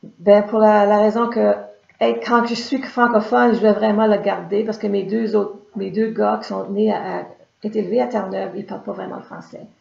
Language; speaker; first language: French; native; French